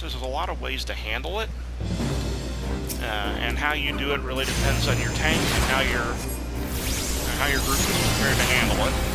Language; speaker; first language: English; native; English